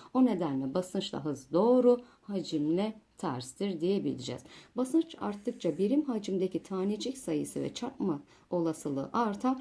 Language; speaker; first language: Turkish; native; Turkish